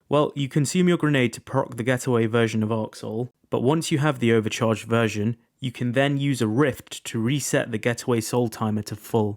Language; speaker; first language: English; native; English